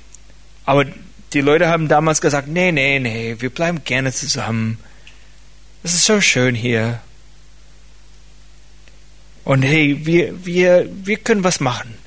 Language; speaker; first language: German; non-native, fluent; English